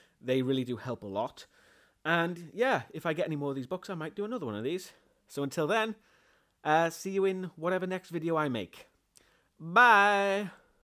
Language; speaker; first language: English; native; English